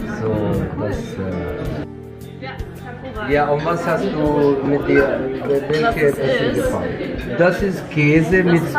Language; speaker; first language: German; non-native, learner; Urdu